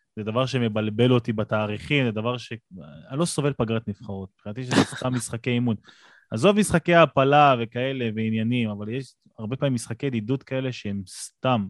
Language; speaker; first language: Hebrew; native; Hebrew